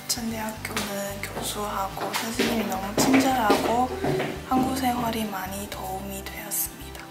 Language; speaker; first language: Korean; non-native, learner; Chinese